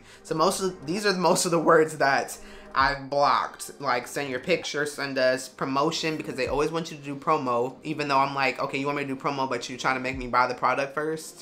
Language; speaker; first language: English; native; English